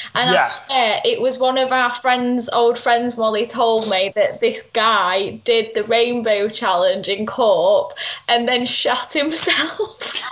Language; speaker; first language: English; native; English